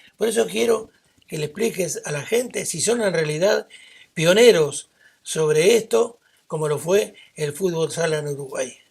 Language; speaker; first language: Spanish; native; Spanish